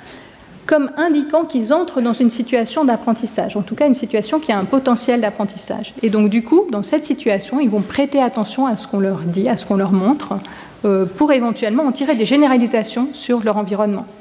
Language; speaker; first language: French; native; French